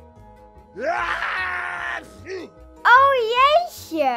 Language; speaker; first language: Dutch; native; Dutch